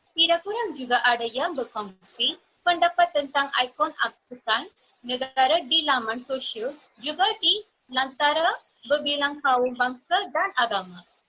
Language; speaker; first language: Malay; non-native, local second language; Tamil